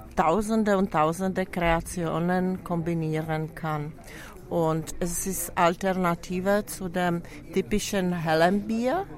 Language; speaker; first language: German; non-native, fluent; Czech